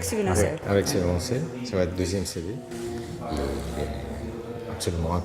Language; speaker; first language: French; non-native, fluent; Portuguese